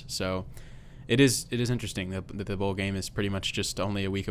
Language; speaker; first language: English; native; English